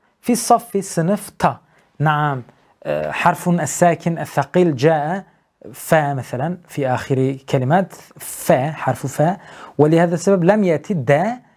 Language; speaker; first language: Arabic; non-native, learner; Turkish